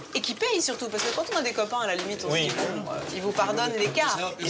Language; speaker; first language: French; native; French